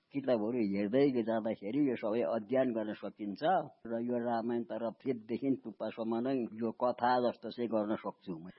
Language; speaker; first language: Nepali; native; Nepali